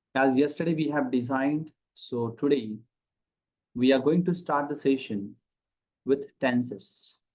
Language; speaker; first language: English; non-native, local second language; Marathi